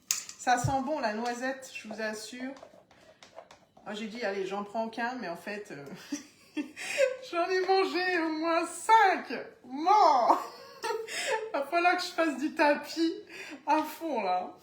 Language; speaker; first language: French; native; French